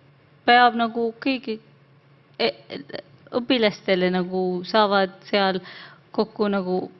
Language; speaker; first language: Estonian; non-native, learner; Arabic